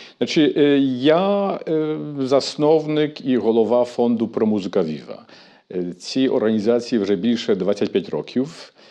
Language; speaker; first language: Ukrainian; early bilingual, heritage; Ukrainian